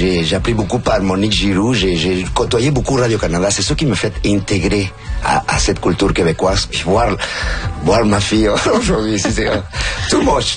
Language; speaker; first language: French; non-native, fluent; Spanish